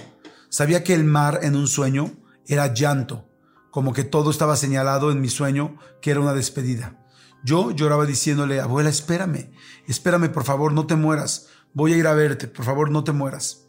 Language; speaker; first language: Spanish; native; Spanish